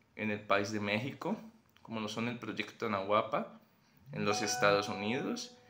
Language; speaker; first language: Spanish; native; Spanish